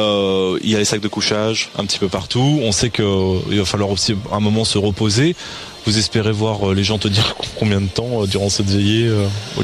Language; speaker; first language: French; native; French